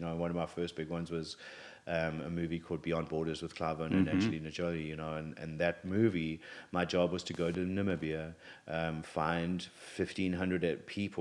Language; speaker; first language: English; native; English